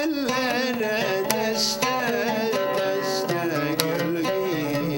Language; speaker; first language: Turkish; native; Turkish